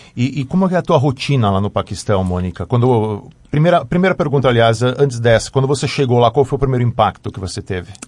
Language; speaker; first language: Portuguese; native; Portuguese